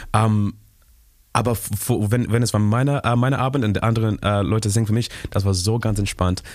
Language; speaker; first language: German; non-native, learner; Shona